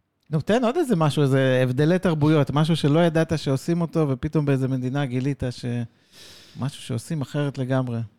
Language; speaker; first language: Hebrew; native; Hebrew